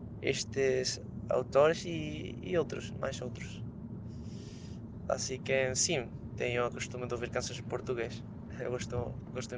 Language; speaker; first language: Portuguese; non-native, fluent; Spanish